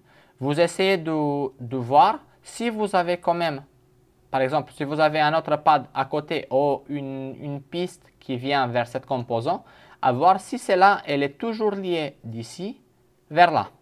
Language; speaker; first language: French; non-native, fluent; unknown